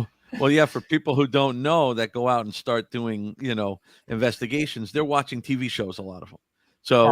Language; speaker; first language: English; native; English